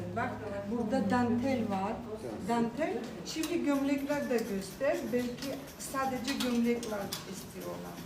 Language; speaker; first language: Turkish; non-native, fluent; Russian